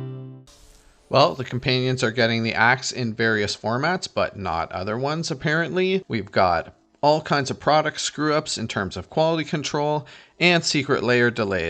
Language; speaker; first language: English; native; English